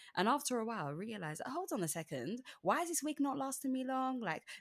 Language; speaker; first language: English; native; English